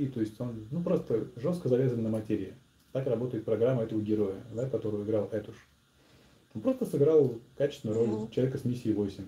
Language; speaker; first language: Russian; native; Russian